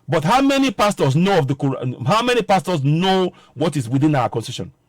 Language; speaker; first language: English; non-native, local second language; Yoruba